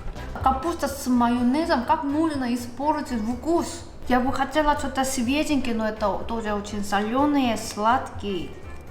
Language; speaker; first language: Russian; non-native, learner; Korean